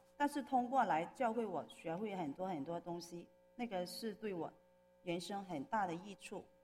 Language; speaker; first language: Chinese; non-native, local second language; Cantonese